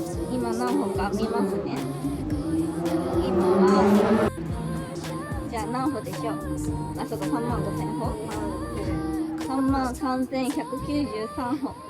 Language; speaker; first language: Japanese; native; Japanese